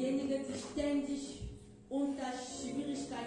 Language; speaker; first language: German; non-native, fluent; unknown